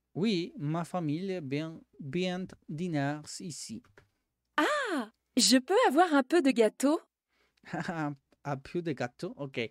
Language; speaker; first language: French; non-native, learner; Spanish